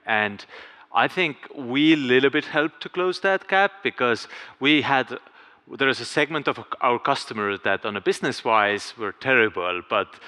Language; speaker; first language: English; non-native, fluent; Estonian